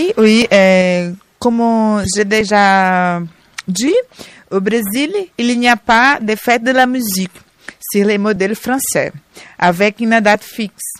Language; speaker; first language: French; non-native, learner; Portuguese